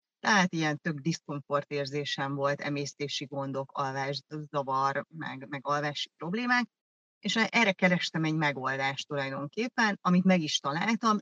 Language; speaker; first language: Hungarian; early bilingual, other home language; German